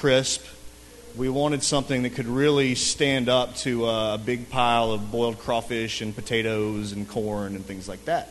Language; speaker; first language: English; native; English